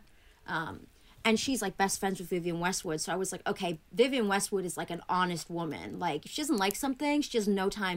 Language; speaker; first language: English; early bilingual, other home language; Greek